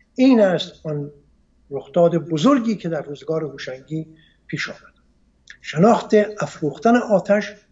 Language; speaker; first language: Persian; non-native, local second language; Armenian